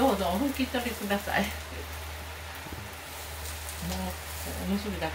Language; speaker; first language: Japanese; native; Japanese